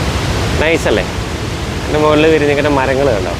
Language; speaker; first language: Malayalam; native; Malayalam